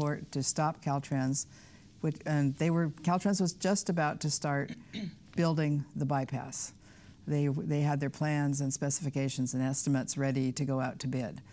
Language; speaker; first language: English; native; English